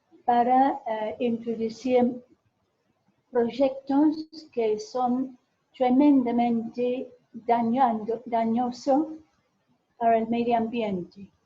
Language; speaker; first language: Spanish; non-native, fluent; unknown